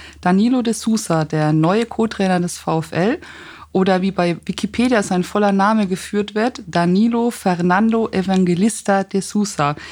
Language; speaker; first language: German; native; German